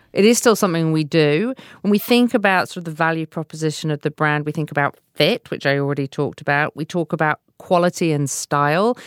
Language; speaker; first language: English; native; English